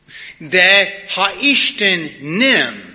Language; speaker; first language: Hungarian; non-native, learner; English